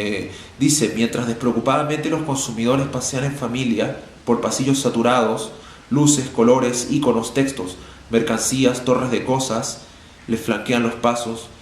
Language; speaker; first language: Spanish; native; Spanish